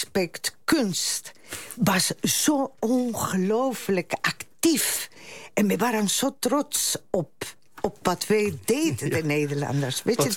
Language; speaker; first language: Dutch; non-native, fluent; Spanish